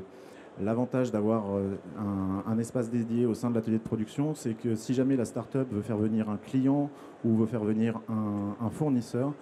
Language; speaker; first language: French; native; French